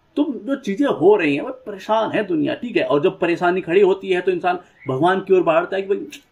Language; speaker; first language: Hindi; native; Hindi